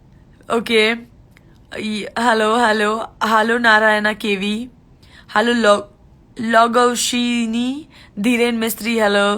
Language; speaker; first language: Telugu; non-native, learner; Gujarati